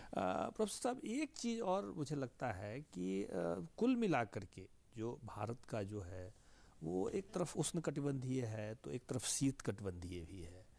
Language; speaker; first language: Hindi; native; Hindi